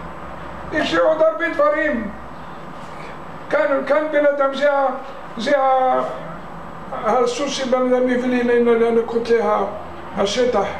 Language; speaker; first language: Hebrew; non-native, fluent; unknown